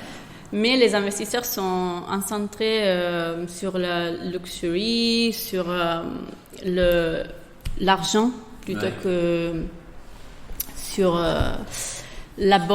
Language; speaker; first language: French; non-native, fluent; Italian